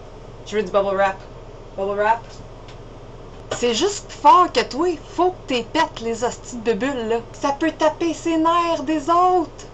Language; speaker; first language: French; native; French